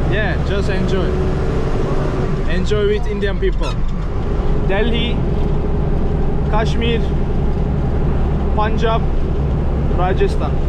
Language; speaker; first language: English; non-native, learner; Turkish